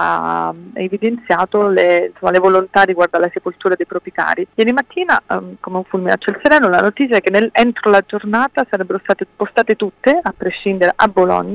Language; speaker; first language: Italian; native; Italian